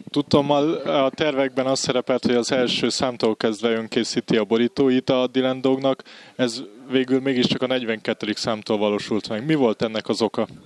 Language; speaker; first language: Hungarian; native; Hungarian